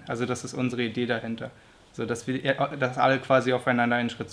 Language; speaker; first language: German; native; German